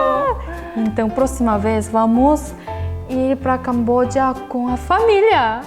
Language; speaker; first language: Portuguese; non-native, fluent; Korean